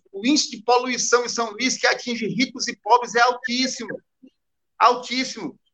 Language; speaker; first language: Portuguese; native; Portuguese